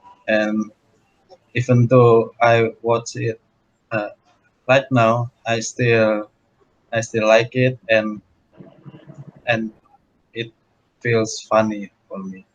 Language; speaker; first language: English; non-native, learner; Indonesian